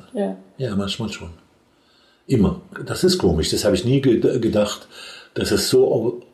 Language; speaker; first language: German; non-native, fluent; Arabic